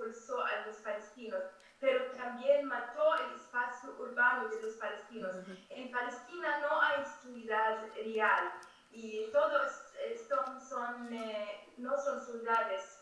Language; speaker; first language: Spanish; non-native, fluent; Arabic